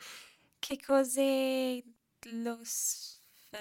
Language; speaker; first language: Italian; non-native, learner; English